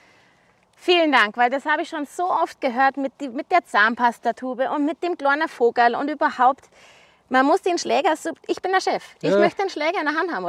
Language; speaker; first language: German; native; German